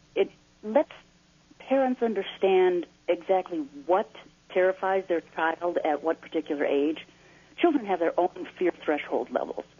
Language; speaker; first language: English; native; English